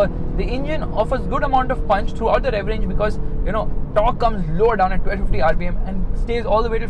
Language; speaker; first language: English; non-native, local second language; Hindi